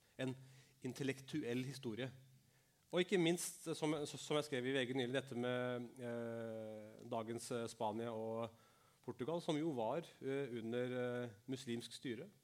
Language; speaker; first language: Norwegian; early bilingual, other home language; Urdu